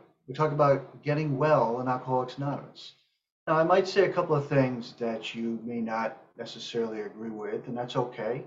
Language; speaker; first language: English; native; English